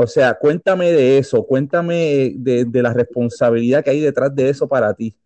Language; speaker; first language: Spanish; native; Spanish